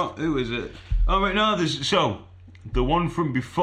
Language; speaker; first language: English; native; English